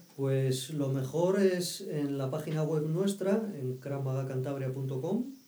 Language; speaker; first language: Spanish; native; Spanish